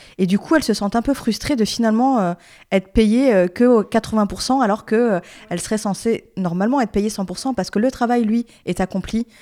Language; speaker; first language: French; native; French